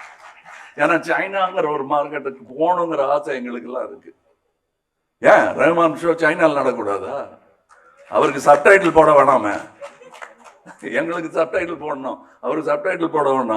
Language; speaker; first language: Tamil; native; Tamil